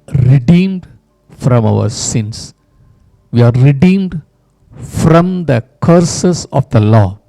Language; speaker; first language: English; non-native, local second language; Hindi